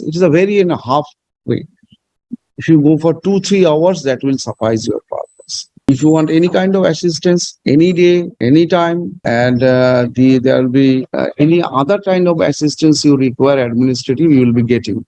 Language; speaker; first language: English; non-native, local second language; Bangla